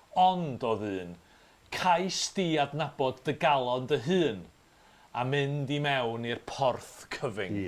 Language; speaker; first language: Welsh; native; Welsh